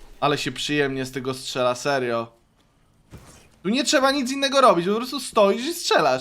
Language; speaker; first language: Polish; native; Polish